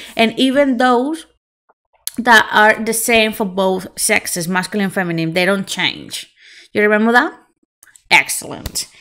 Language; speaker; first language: English; non-native, fluent; Spanish